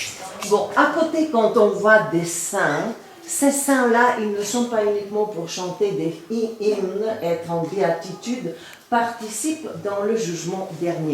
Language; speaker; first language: French; non-native, fluent; Bulgarian